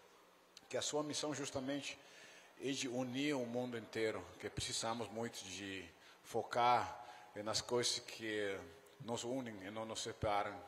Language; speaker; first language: Portuguese; non-native, fluent; Dutch